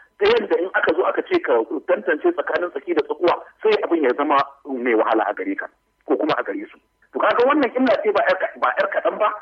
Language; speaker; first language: Hausa; native; Hausa